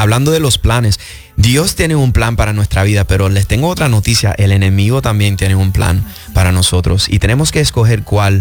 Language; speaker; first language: Spanish; early bilingual, heritage; Spanish